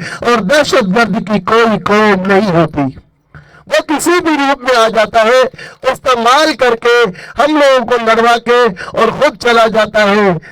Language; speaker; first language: Urdu; non-native, local second language; Baluchi